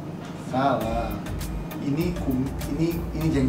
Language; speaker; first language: Indonesian; native; Indonesian